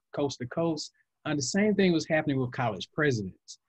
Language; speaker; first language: English; native; English